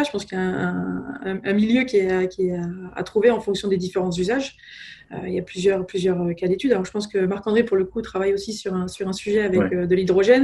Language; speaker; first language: French; native; French